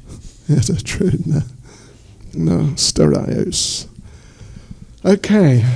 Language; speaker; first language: Russian; non-native, learner; English